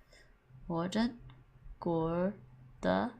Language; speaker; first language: Norwegian; non-native, learner; English